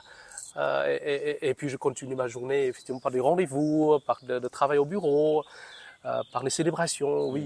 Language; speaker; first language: French; non-native, fluent; Vietnamese